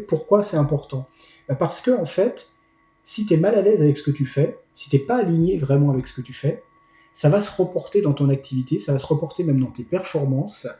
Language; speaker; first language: French; native; French